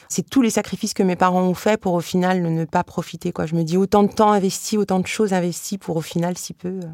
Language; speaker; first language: French; early bilingual, other home language; Arabic